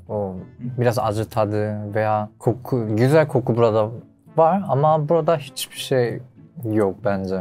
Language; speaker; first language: Turkish; non-native, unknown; Korean